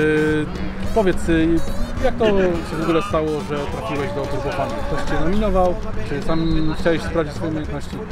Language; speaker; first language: Polish; native; Polish